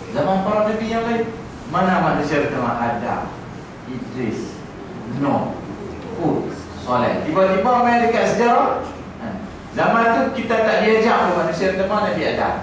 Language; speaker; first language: Malay; native; Malay